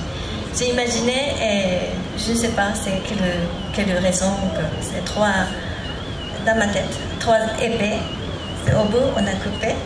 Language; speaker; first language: French; non-native, learner; Japanese